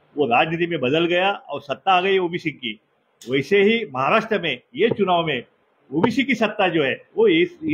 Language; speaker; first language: Hindi; non-native, local second language; Marathi